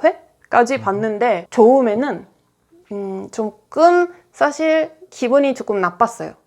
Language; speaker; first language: Korean; non-native, fluent; Italian